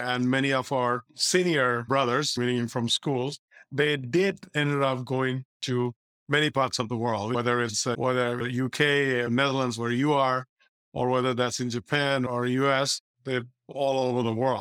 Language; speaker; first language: English; non-native, local second language; Bangla